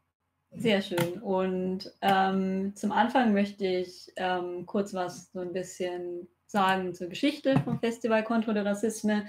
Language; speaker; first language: German; native; German